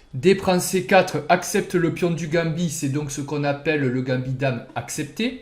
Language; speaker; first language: French; native; French